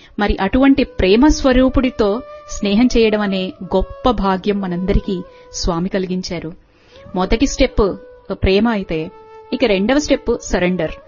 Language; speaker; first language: Telugu; native; Telugu